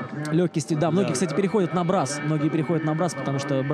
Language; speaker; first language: Russian; native; Russian